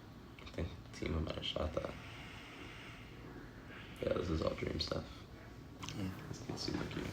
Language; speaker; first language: English; native; English